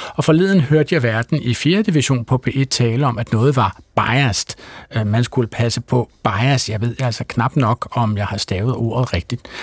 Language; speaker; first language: Danish; native; Danish